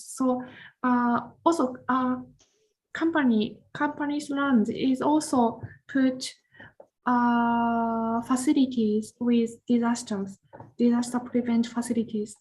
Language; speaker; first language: English; non-native, learner; Japanese